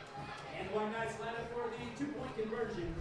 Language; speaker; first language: English; native; English